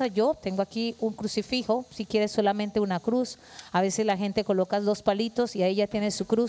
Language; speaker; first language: Spanish; native; Spanish